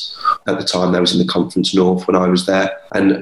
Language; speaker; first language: English; native; English